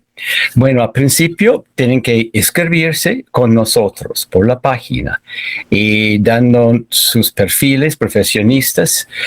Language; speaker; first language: Spanish; non-native, fluent; English